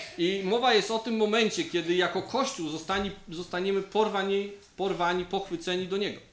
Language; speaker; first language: Polish; native; Polish